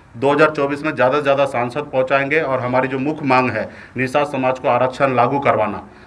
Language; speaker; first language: Hindi; native; Hindi